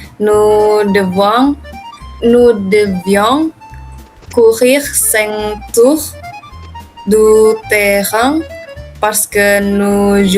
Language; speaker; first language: French; non-native, learner; Indonesian